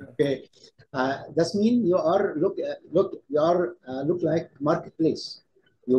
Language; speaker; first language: English; non-native, fluent; Arabic